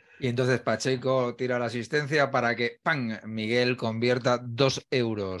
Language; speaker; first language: Spanish; native; Spanish